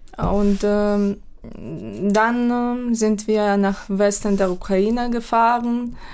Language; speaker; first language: German; non-native, learner; Ukrainian